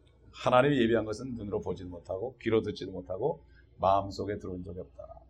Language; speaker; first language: Korean; native; Korean